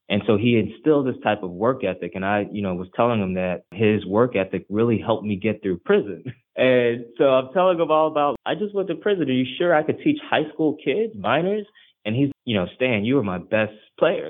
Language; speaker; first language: English; early bilingual, other home language; Haitian Creole